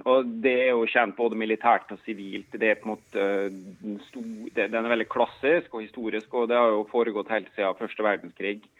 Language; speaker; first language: Norwegian; native; Norwegian